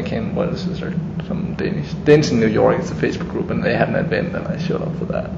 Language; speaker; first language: English; non-native, fluent; Danish